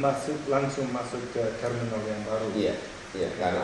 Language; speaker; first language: Indonesian; non-native, fluent; English